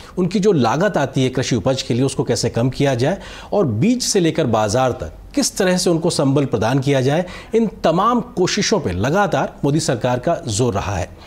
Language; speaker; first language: Hindi; native; Hindi